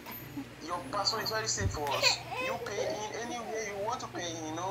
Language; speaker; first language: English; non-native, fluent; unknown